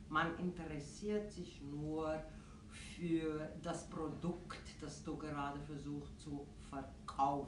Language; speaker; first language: German; non-native, fluent; Afrikaans